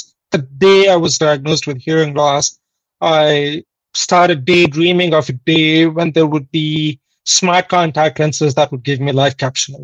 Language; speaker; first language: English; non-native, local second language; Hindi